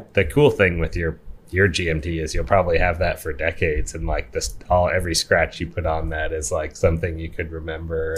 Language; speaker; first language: English; native; English